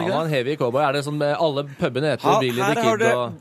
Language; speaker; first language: Norwegian; native; Norwegian